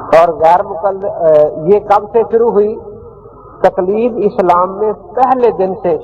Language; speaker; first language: Urdu; non-native, local second language; Punjabi